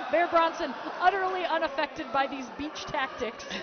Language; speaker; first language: English; native; English